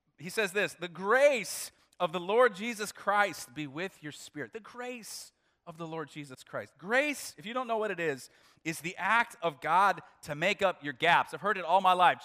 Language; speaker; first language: English; native; English